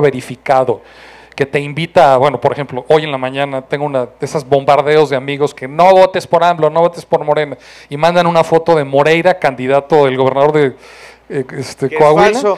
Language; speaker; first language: Spanish; native; Spanish